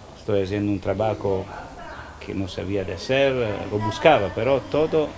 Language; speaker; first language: Spanish; non-native, learner; Italian